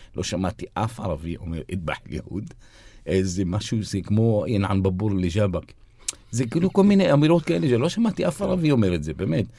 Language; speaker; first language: Hebrew; non-native, local second language; Arabic